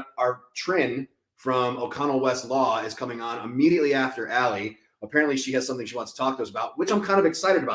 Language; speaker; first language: English; native; English